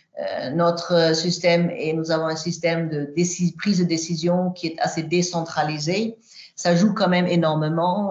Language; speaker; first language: French; non-native, fluent; Swedish